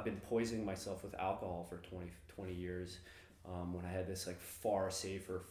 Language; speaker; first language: English; native; English